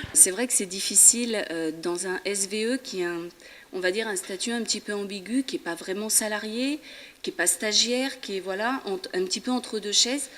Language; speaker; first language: French; native; French